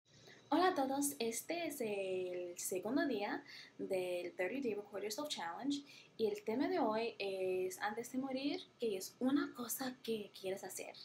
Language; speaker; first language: Spanish; non-native, learner; English